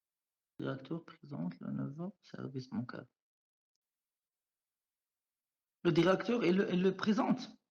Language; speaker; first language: French; non-native, learner; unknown